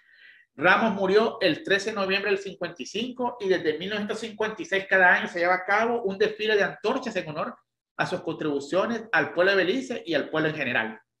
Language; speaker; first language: Spanish; native; Spanish